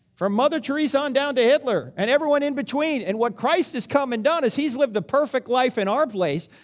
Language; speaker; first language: English; native; English